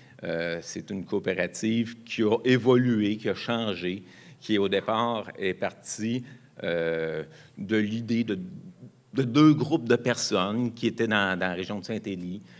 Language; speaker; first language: French; native; French